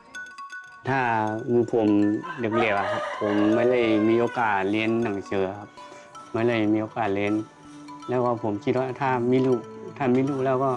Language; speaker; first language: Thai; non-native, learner; Shan